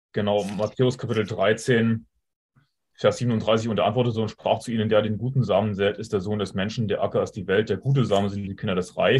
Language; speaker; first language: German; native; German